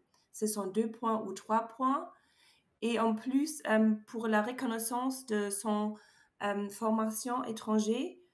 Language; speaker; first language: French; non-native, learner; German